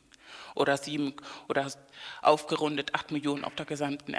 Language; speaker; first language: German; non-native, fluent; Spanish